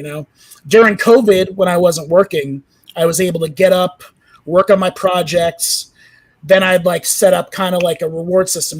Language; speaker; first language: English; native; English